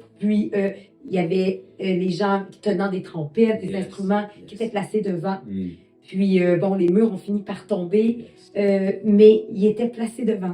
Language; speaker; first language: French; native; French